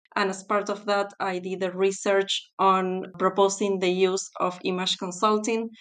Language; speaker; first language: English; non-native, fluent; Spanish